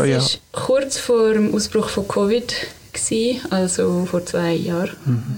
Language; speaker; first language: German; native; German